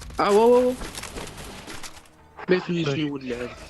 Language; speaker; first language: Arabic; native; Arabic